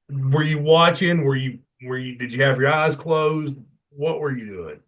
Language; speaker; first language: English; native; English